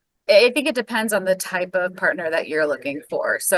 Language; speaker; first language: English; native; English